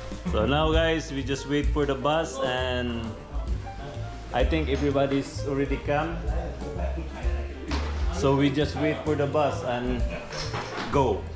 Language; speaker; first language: English; non-native, learner; Filipino